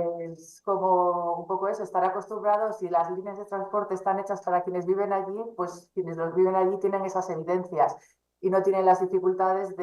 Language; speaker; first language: Spanish; native; Spanish